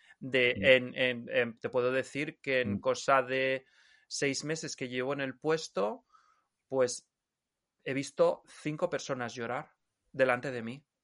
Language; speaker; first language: Spanish; native; Spanish